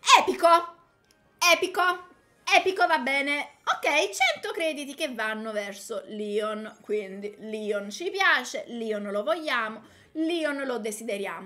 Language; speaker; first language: Italian; native; Italian